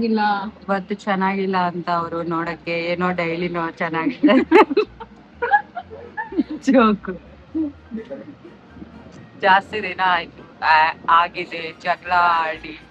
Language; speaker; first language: Kannada; non-native, learner; Telugu